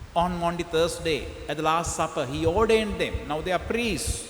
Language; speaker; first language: English; non-native, local second language; Sinhala